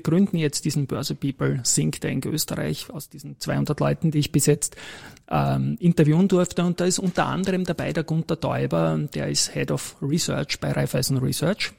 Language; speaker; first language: German; native; German